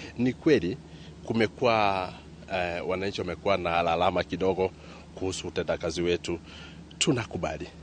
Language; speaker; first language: Swahili; non-native, local second language; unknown